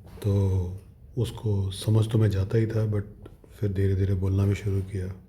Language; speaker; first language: Hindi; native; Hindi